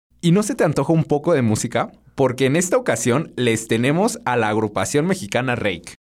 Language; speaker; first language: Spanish; native; Spanish